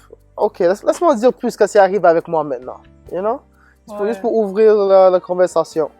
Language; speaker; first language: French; non-native, local second language; English